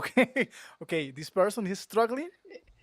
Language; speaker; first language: English; non-native, learner; Spanish